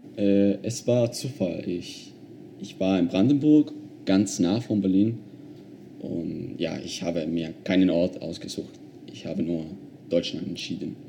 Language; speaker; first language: German; non-native, fluent; Spanish